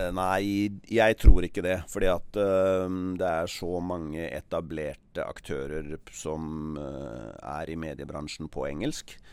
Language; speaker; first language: Norwegian; native; Norwegian